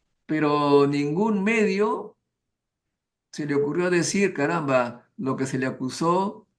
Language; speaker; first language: Spanish; native; Spanish